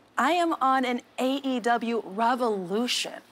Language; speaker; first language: English; native; English